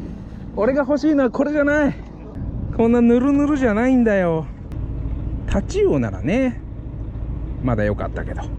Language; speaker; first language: Japanese; native; Japanese